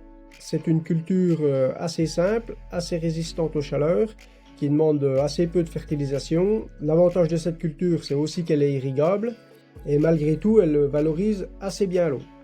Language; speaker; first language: French; native; French